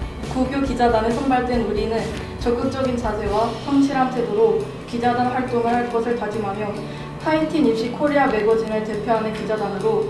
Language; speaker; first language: Korean; native; Korean